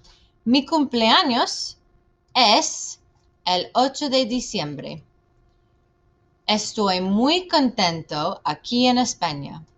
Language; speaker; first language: Spanish; non-native, fluent; English